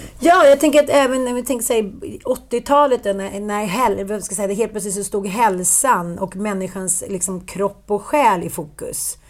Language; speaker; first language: Swedish; native; Swedish